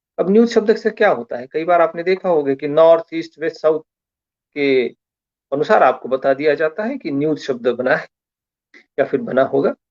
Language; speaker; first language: Hindi; non-native, local second language; Marathi